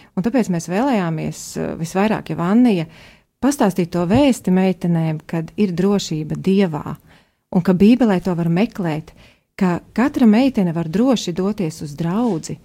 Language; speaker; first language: Latvian; native; Latvian